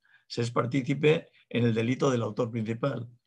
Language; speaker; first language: Spanish; native; Spanish